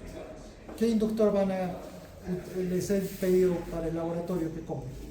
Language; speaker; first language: Spanish; native; Spanish